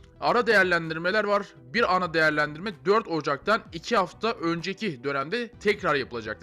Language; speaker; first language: Turkish; native; Turkish